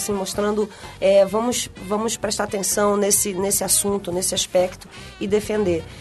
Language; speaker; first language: Portuguese; native; Portuguese